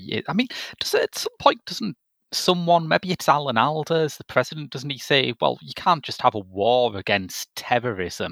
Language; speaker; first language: English; native; English